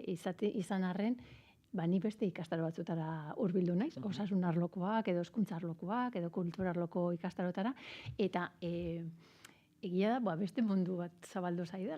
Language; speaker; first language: Basque; native; Basque